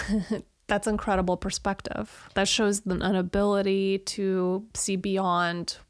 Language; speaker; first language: English; early bilingual, other home language; Romanian